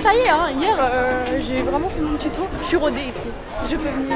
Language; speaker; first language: French; native; French